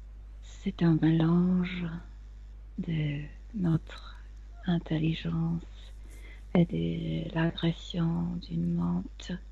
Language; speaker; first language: French; non-native, fluent; Spanish